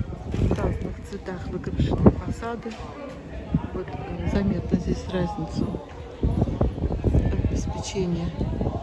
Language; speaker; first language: Russian; native; Russian